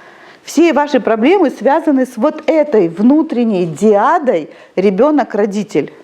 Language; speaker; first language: Russian; native; Russian